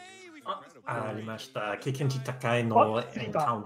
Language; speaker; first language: Japanese; non-native, learner; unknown